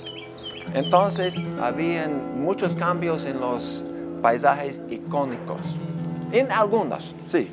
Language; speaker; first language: Spanish; non-native, learner; English